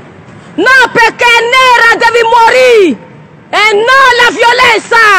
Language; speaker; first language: Italian; non-native, learner; Nigerian Pidgin